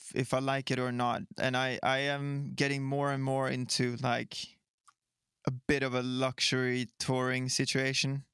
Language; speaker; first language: English; non-native, fluent; Swedish